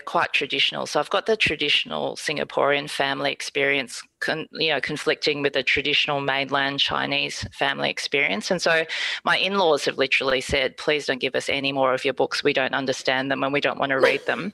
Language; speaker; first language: English; early bilingual, other home language; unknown